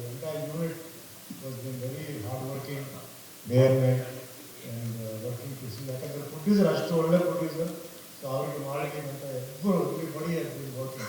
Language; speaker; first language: Kannada; non-native, fluent; Tulu